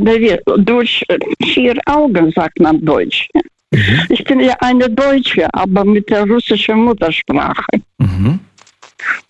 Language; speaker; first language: German; non-native, learner; Russian